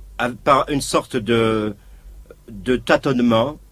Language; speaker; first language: French; native; French